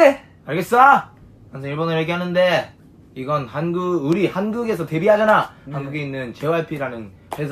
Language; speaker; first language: Korean; non-native, fluent; Japanese